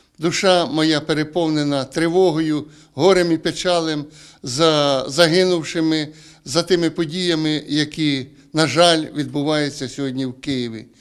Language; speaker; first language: Ukrainian; native; Ukrainian